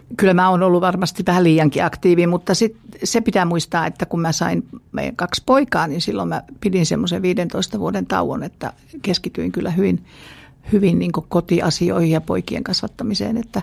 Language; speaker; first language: Finnish; native; Finnish